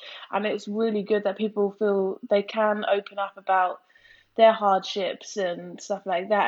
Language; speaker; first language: English; native; English